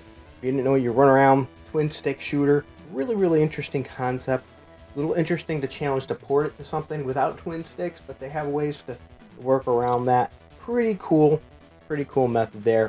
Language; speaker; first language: English; native; English